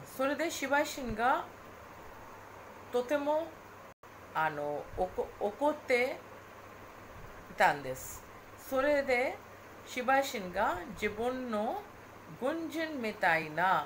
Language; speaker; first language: Japanese; non-native, fluent; Hindi